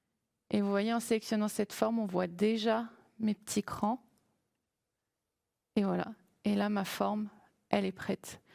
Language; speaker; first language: French; native; French